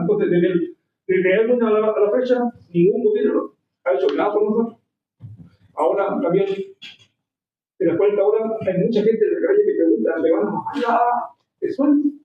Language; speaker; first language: Spanish; native; Spanish